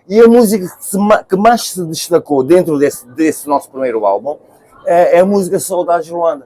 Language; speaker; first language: Portuguese; early bilingual, other home language; Kabuverdianu